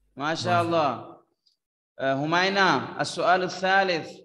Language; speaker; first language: Arabic; non-native, fluent; Urdu